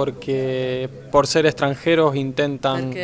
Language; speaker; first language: Spanish; non-native, fluent; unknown